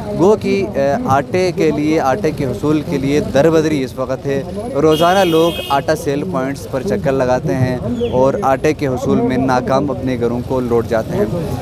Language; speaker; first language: Urdu; non-native, local second language; Balti